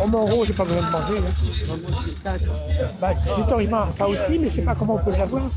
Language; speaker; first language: French; native; French